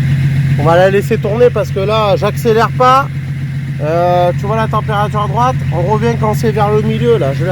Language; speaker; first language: French; native; French